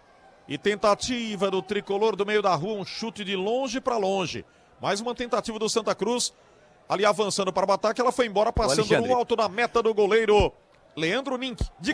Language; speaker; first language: Portuguese; native; Portuguese